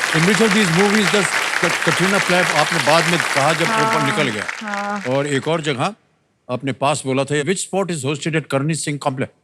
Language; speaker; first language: Hindi; native; Hindi